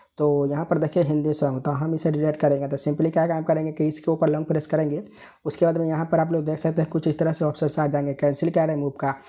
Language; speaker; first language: Hindi; native; Hindi